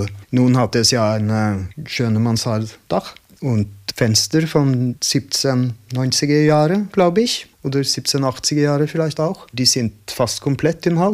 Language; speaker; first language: German; non-native, learner; Norwegian